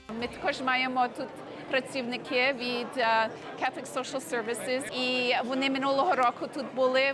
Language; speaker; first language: Ukrainian; early bilingual, heritage; Ukrainian